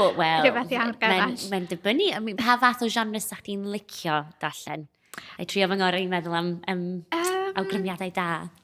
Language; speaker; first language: Welsh; non-native, local second language; English